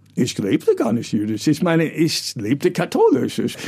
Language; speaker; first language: German; early bilingual, other home language; English